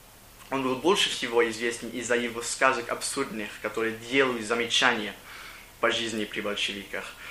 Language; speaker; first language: Russian; non-native, learner; English